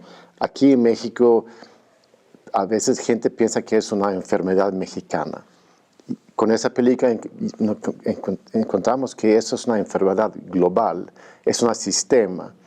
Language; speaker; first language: Spanish; non-native, fluent; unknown